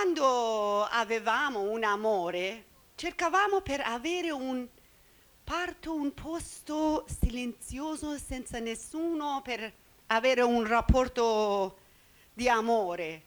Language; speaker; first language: Italian; non-native, learner; Persian